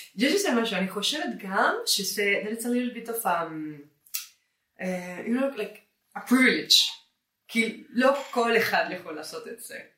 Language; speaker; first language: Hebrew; non-native, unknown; Spanish